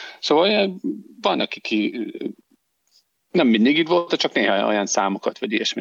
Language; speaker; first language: Hungarian; non-native, learner; English